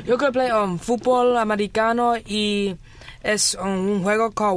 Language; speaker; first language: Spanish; early bilingual, heritage; Spanish